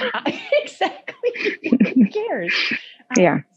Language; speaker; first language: English; native; English